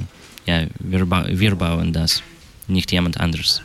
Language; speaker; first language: German; non-native, learner; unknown